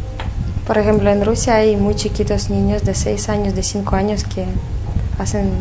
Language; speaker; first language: Spanish; non-native, fluent; Russian